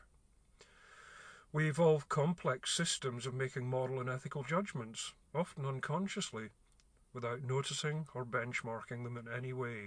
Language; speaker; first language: English; native; English